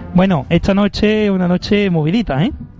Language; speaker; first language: Spanish; native; Spanish